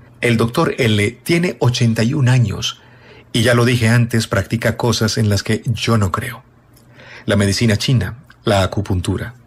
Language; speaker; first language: Spanish; native; Spanish